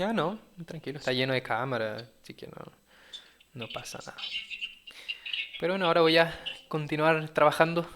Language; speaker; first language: Spanish; early bilingual, heritage; Portuguese